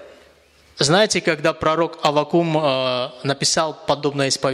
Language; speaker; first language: Russian; native; Russian